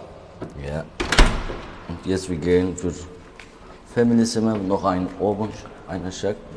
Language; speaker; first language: German; non-native, learner; Turkish